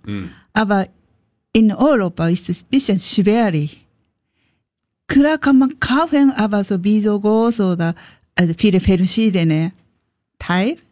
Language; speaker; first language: German; non-native, learner; Japanese